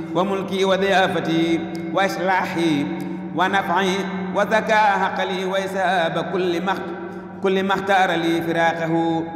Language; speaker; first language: Arabic; non-native, fluent; Wolof